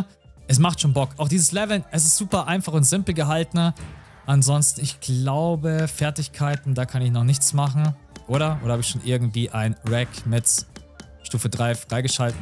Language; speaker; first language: German; native; German